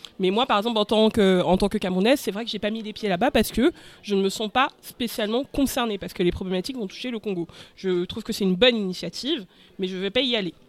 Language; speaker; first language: French; early bilingual, other home language; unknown